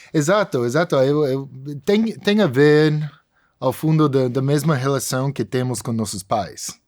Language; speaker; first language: Portuguese; non-native, fluent; English